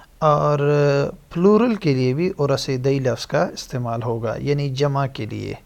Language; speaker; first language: Urdu; non-native, local second language; Pashto